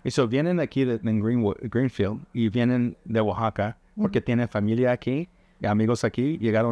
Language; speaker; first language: Spanish; early bilingual, heritage; English